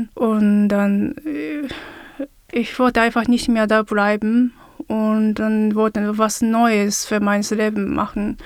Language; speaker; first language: German; non-native, fluent; Japanese